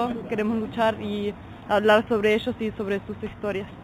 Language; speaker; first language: Spanish; non-native, fluent; German